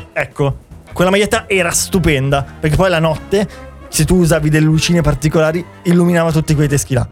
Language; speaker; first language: Italian; native; Italian